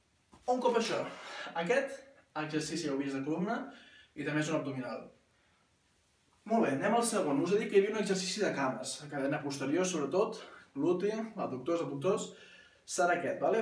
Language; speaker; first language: Catalan; native; Catalan